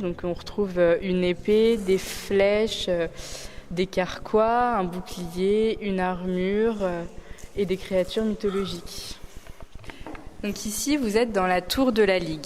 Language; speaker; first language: French; native; French